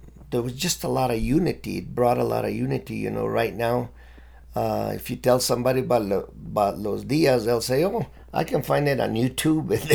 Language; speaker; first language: English; early bilingual, other home language; Spanish